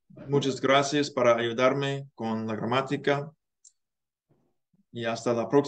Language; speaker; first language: Spanish; non-native, learner; English